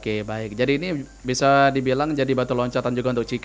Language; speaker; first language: Indonesian; native; Indonesian